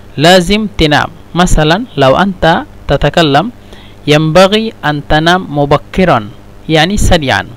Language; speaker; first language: Egyptian Arabic; non-native, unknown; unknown